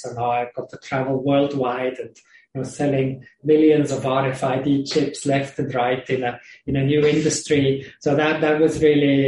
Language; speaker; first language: English; non-native, fluent; Swiss German